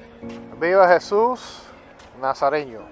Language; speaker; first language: Spanish; early bilingual, heritage; Spanish